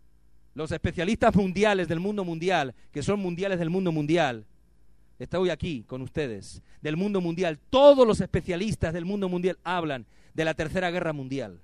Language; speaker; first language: Spanish; native; Spanish